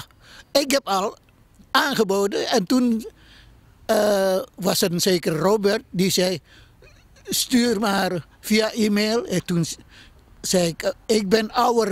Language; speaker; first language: Dutch; non-native, fluent; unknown